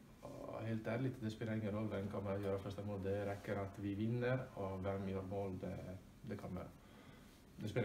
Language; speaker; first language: Swedish; non-native, fluent; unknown